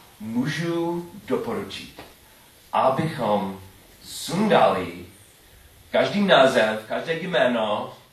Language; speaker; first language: Czech; non-native, learner; English